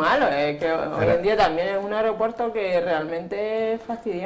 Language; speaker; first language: Spanish; native; Spanish